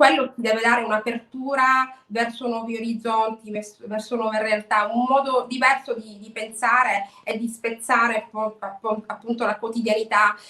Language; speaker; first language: Italian; native; Italian